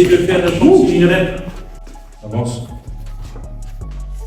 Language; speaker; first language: French; native; French